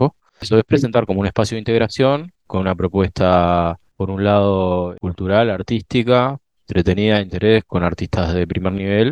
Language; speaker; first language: Spanish; native; Spanish